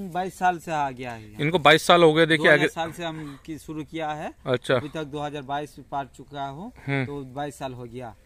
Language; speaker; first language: Hindi; non-native, local second language; Bangla